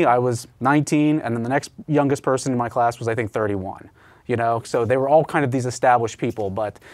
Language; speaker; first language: English; native; English